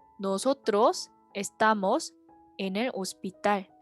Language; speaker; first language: Spanish; non-native, fluent; Korean